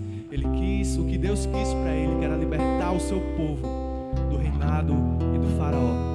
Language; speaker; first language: Portuguese; native; Portuguese